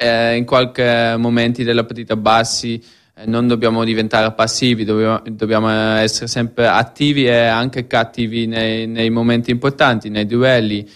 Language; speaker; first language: Italian; non-native, fluent; Dutch